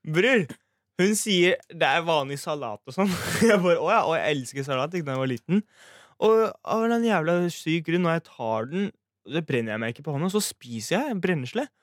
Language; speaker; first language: Norwegian; early bilingual, other home language; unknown